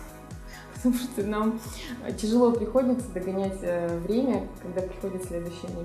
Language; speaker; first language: Russian; native; Russian